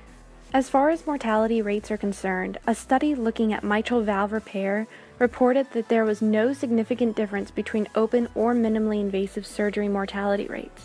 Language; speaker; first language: English; native; English